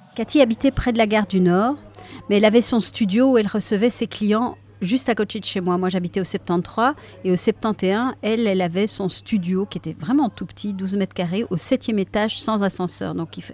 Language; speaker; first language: French; native; French